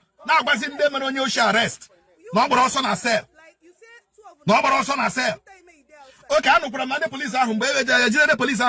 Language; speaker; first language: Nigerian Pidgin; non-native, local second language; Igbo